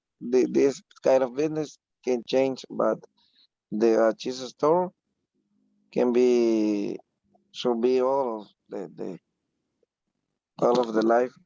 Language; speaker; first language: English; non-native, learner; Spanish